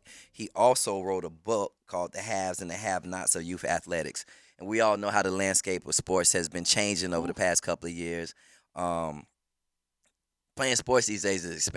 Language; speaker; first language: English; native; English